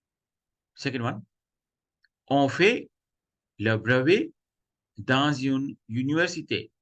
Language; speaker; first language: French; non-native, fluent; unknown